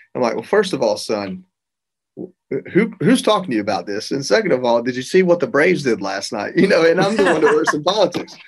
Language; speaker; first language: English; native; English